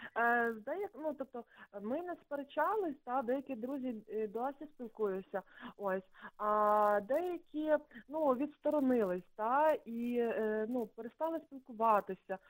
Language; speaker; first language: Ukrainian; native; Ukrainian